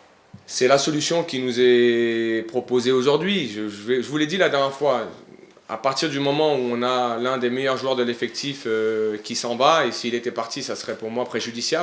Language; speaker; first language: French; native; French